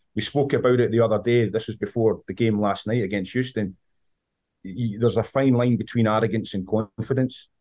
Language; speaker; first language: English; native; English